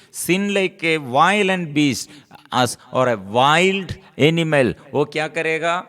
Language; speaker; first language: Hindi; non-native, local second language; Malayalam